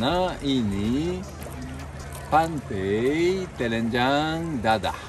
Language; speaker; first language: Indonesian; non-native, fluent; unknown